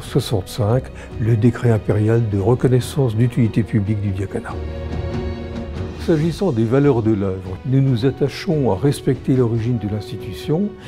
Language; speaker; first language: French; native; French